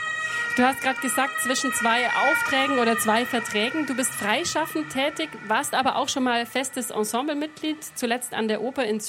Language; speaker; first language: German; native; German